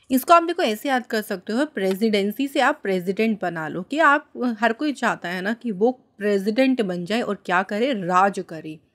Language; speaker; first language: Hindi; native; Hindi